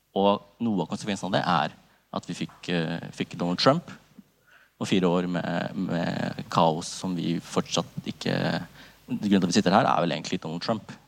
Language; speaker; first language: Norwegian; early bilingual, other home language; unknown